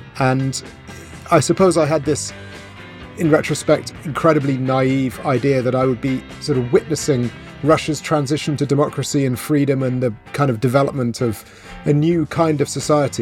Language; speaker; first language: English; native; English